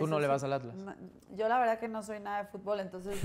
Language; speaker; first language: Spanish; native; Spanish